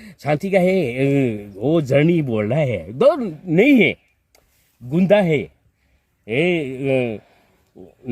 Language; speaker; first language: Hindi; non-native, local second language; Manipuri